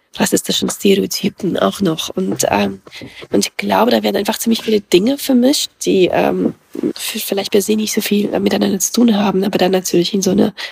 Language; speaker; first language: German; early bilingual, other home language; Russian